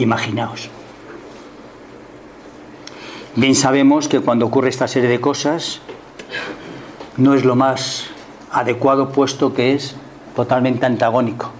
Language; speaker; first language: Spanish; native; Spanish